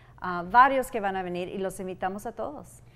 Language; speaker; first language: Spanish; early bilingual, heritage; Spanish